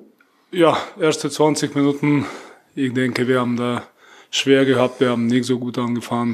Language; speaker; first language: German; non-native, fluent; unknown